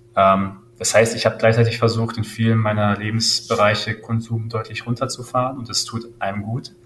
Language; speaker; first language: German; native; German